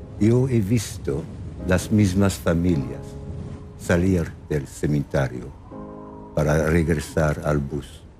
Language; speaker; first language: Spanish; non-native, fluent; English